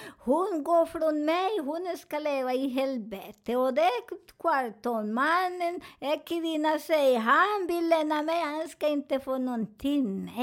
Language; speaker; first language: Swedish; non-native, learner; Spanish